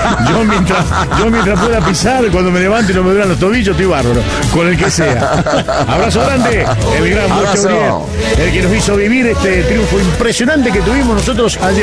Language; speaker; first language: Spanish; native; Spanish